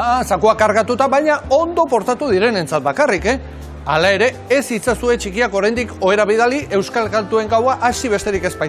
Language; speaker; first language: Basque; native; Basque